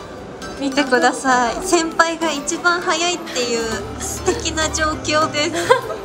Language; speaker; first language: Japanese; native; Japanese